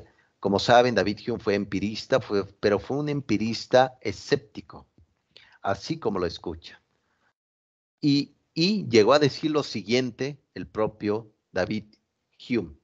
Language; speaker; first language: Spanish; native; Spanish